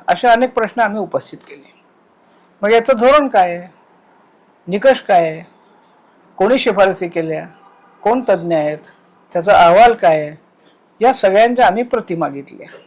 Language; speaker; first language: Marathi; native; Marathi